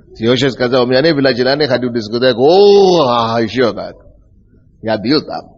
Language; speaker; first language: Russian; non-native, fluent; Yoruba